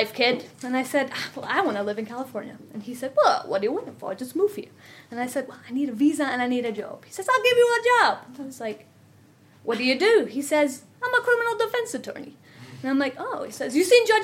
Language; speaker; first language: English; native; English